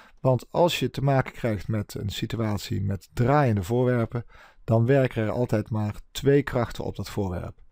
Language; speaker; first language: Dutch; native; Dutch